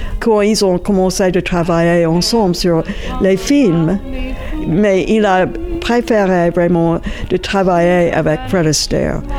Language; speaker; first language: French; non-native, fluent; English